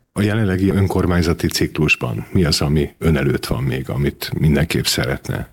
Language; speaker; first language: Hungarian; native; Hungarian